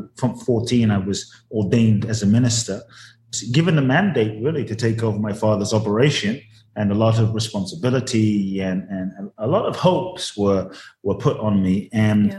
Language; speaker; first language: English; native; English